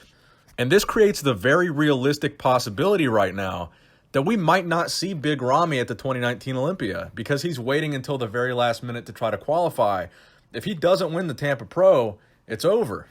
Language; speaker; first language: English; native; English